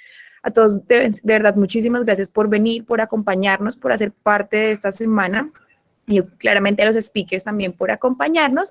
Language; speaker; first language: Spanish; native; Spanish